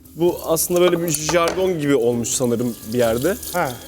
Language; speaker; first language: Turkish; native; Turkish